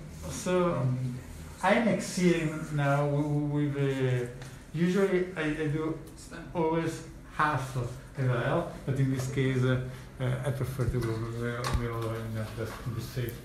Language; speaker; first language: English; non-native, fluent; Italian